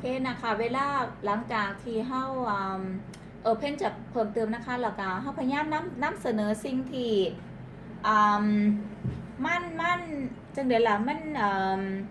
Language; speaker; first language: Thai; non-native, local second language; Northeastern Thai